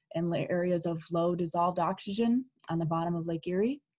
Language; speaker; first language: English; native; English